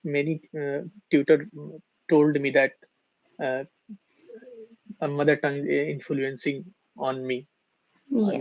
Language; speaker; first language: English; non-native, learner; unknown